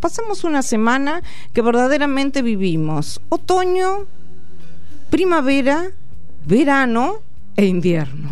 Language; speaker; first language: Spanish; native; Spanish